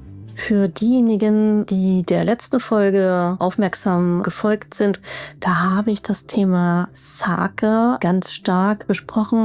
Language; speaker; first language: German; native; German